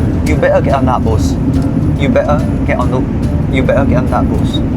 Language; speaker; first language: English; non-native, fluent; Thai